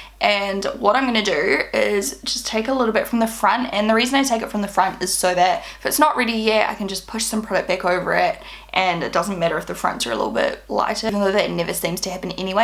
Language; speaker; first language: English; native; English